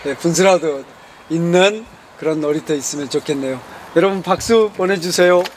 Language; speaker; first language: Korean; native; Korean